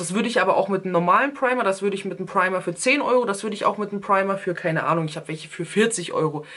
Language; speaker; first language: German; early bilingual, other home language; Turkish